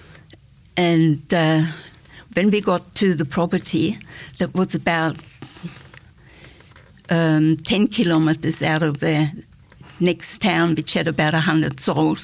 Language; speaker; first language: English; non-native, fluent; German